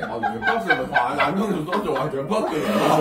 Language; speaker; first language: Korean; native; Korean